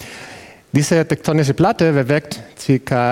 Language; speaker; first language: German; non-native, fluent; Spanish